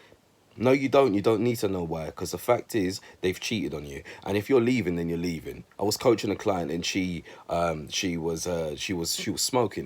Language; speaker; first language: English; native; English